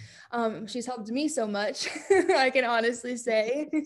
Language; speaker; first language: English; native; English